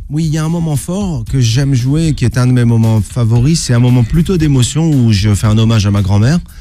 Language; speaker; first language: French; native; French